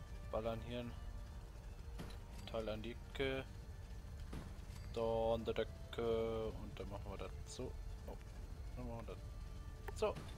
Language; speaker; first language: German; native; German